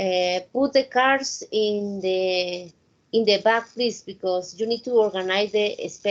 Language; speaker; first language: English; non-native, fluent; Spanish